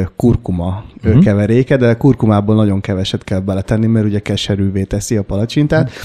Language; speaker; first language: Hungarian; native; Hungarian